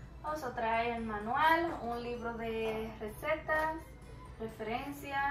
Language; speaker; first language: Spanish; early bilingual, heritage; Spanish